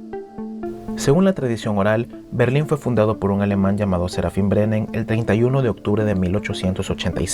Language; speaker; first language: Spanish; native; Spanish